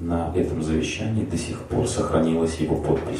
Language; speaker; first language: Russian; native; Russian